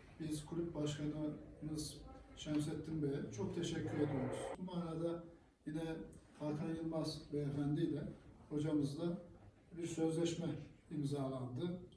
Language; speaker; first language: Turkish; native; Turkish